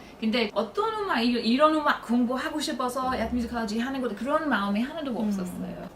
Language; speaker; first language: Korean; non-native, fluent; English